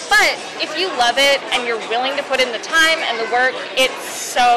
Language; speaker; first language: English; native; English